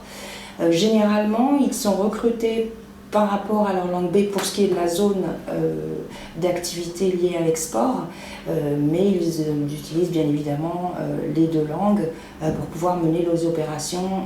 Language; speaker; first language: French; native; French